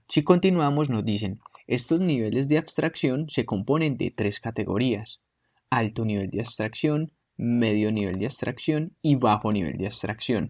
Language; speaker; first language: Spanish; native; Spanish